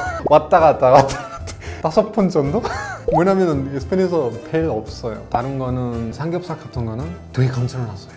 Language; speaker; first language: Korean; non-native, fluent; Spanish